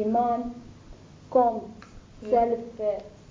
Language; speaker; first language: Dutch; non-native, learner; Arabic